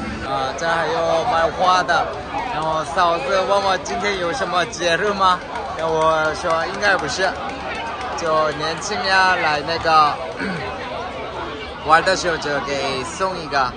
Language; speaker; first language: Chinese; non-native, fluent; Korean